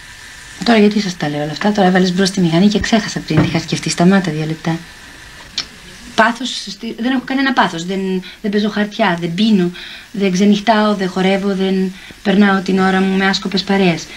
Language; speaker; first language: Greek; native; Greek